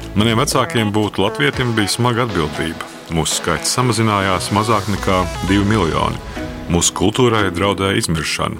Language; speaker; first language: Latvian; native; Latvian